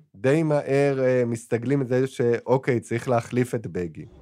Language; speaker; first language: Hebrew; native; Hebrew